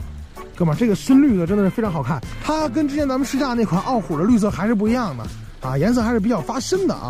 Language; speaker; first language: Chinese; native; Chinese